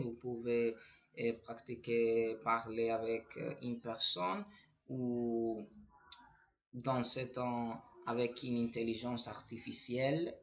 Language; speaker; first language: French; non-native, learner; Spanish